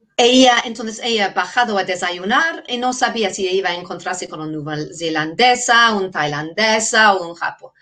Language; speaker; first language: Spanish; non-native, fluent; English